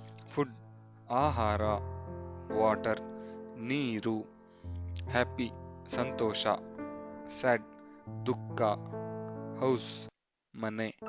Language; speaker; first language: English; non-native, local second language; Kannada